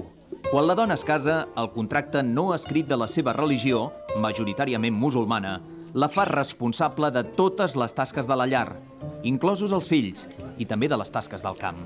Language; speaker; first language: Catalan; native; Catalan